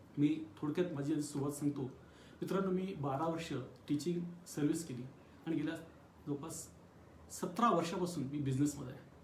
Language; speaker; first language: Marathi; non-native, local second language; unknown